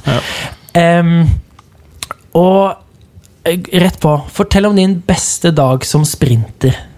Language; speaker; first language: Norwegian; native; Norwegian